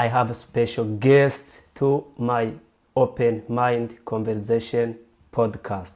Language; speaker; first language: English; non-native, local second language; Rundi